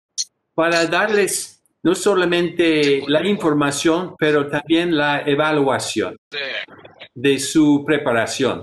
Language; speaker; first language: Spanish; non-native, fluent; English